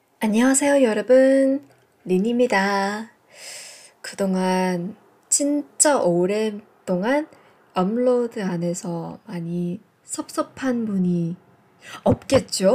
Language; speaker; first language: Korean; non-native, fluent; English